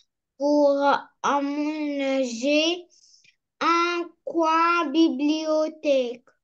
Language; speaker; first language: French; non-native, learner; Arabic